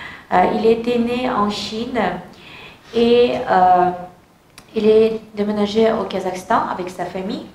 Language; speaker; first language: French; non-native, learner; Kazakh